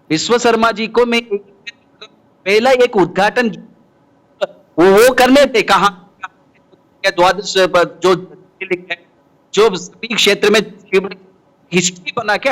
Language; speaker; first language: Hindi; non-native, local second language; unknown